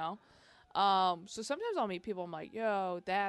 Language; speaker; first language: English; early bilingual, other home language; Chinese